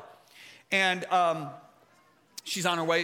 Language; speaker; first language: English; native; English